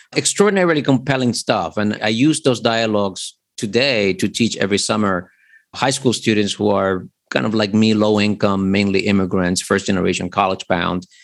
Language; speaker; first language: English; early bilingual, other home language; Spanish